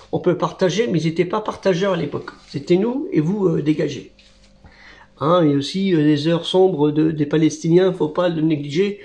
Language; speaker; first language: French; native; French